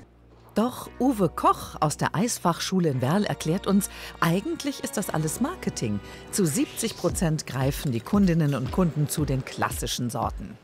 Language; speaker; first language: German; native; German